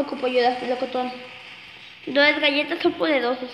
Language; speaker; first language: Spanish; native; Spanish